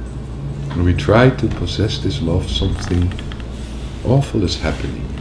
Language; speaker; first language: English; non-native, fluent; Dutch